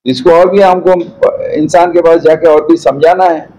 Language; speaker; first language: Hindi; non-native, local second language; Bangla